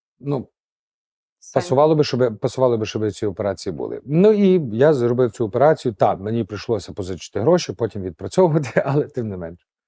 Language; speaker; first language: Ukrainian; native; Ukrainian